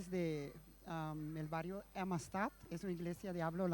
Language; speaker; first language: Spanish; non-native, fluent; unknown